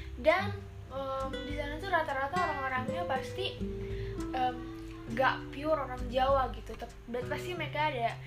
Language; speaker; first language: Indonesian; native; Indonesian